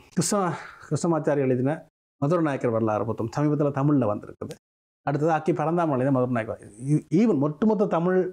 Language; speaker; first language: Tamil; native; Tamil